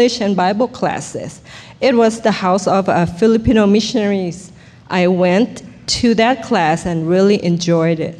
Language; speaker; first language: English; non-native, fluent; Thai